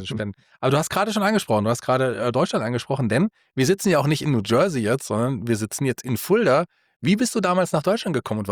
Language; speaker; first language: German; native; German